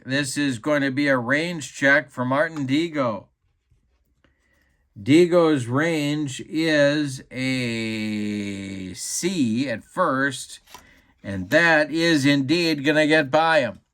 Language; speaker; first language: English; native; English